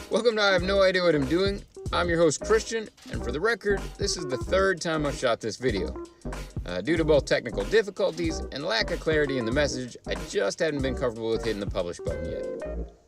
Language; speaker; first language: English; native; English